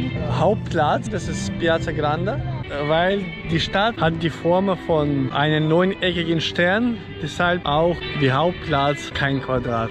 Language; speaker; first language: German; non-native, fluent; Ukrainian